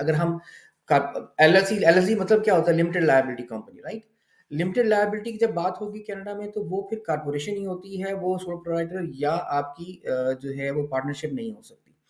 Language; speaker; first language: Urdu; native; Urdu